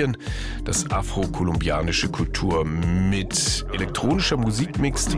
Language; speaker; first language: German; native; German